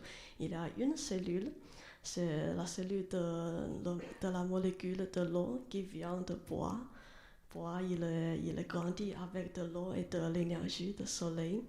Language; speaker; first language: French; non-native, learner; Chinese